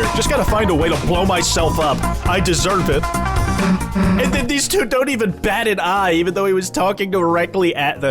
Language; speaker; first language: English; native; English